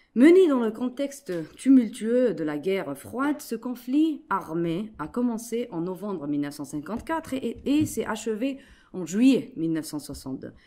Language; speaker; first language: French; non-native, local second language; Arabic